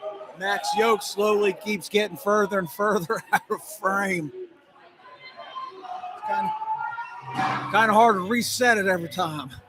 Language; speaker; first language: English; native; English